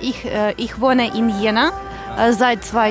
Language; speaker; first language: German; non-native, learner; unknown